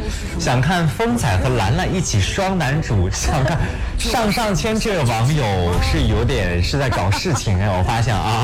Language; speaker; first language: Chinese; native; Chinese